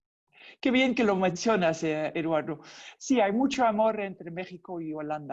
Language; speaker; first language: Spanish; non-native, fluent; Dutch